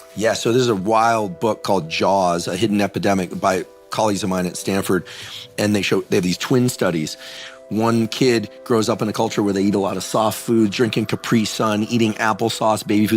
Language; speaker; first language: English; native; English